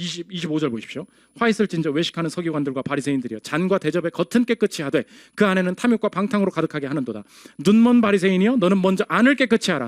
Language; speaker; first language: Korean; native; Korean